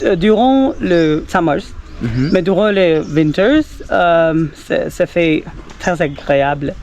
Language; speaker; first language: French; non-native, fluent; Urdu